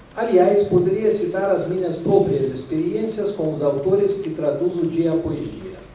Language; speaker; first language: Portuguese; non-native, fluent; Russian